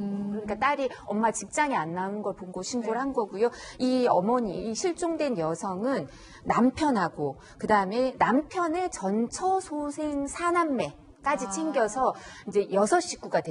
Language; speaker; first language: Korean; native; Korean